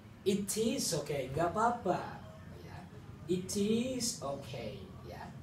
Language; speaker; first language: English; non-native, fluent; Indonesian